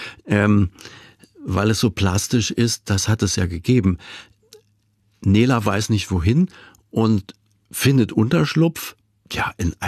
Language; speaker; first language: German; native; German